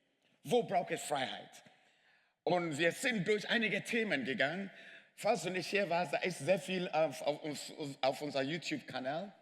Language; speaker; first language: German; non-native, fluent; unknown